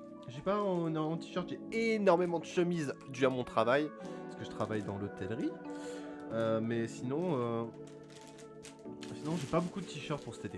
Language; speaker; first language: French; native; French